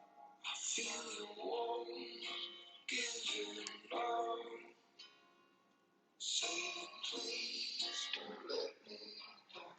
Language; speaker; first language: English; native; English